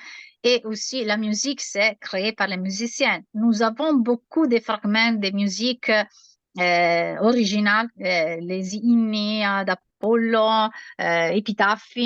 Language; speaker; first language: French; non-native, learner; Italian